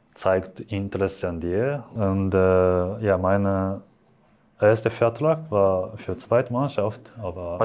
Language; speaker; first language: German; non-native, learner; Japanese